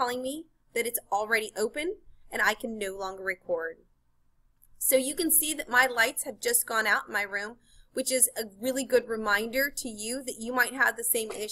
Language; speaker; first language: English; native; English